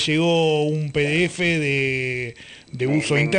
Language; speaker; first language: Spanish; native; Spanish